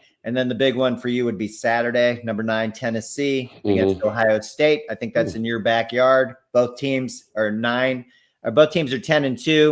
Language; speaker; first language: English; native; English